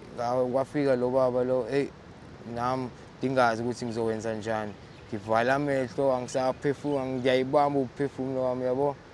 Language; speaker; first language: Zulu; native; Zulu